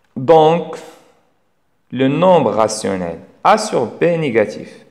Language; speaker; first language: French; non-native, local second language; Arabic